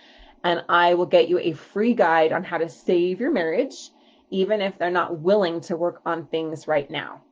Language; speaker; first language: English; native; English